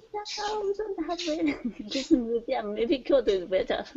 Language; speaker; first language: English; non-native, learner; Japanese